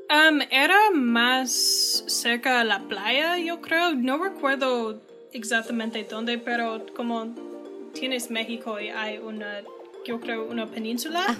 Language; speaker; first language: Spanish; non-native, learner; English